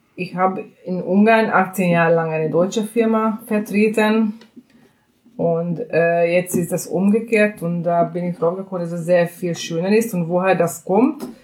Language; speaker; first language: German; non-native, fluent; Hungarian